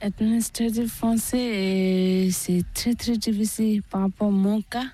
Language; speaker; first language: French; non-native, learner; Tibetan